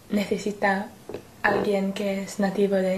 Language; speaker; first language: Spanish; non-native, learner; English